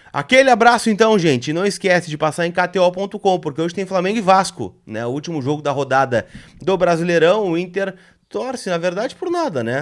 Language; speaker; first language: Portuguese; native; Portuguese